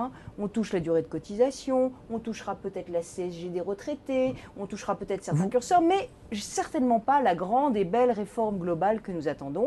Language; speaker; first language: French; native; French